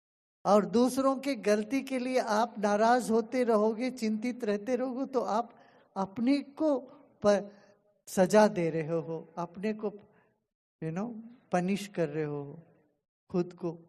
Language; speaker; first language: Hindi; non-native, local second language; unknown